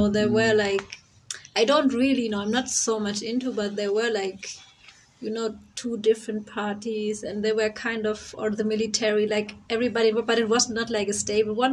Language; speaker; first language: English; non-native, fluent; German